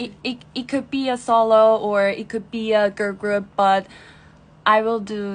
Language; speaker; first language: English; non-native, fluent; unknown